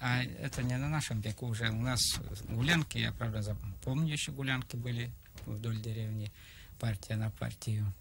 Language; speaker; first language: Russian; native; Russian